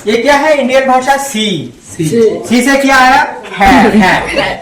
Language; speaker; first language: Hindi; non-native, local second language; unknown